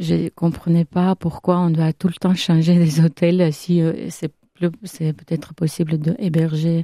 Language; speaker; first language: French; non-native, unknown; Armenian